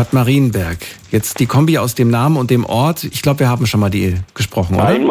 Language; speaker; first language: German; native; German